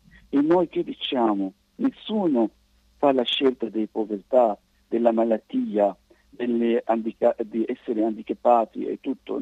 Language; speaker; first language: Italian; non-native, fluent; Arabic